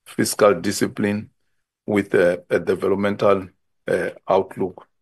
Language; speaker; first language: English; non-native, local second language; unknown